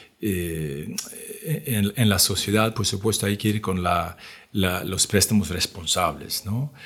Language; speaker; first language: Spanish; non-native, fluent; Swedish